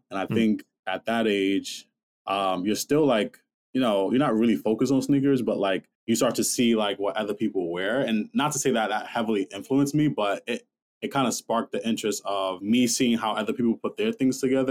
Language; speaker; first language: English; native; English